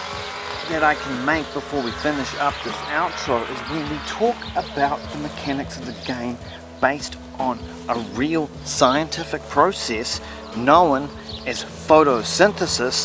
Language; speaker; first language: English; native; English